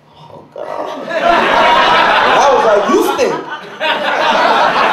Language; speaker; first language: English; native; English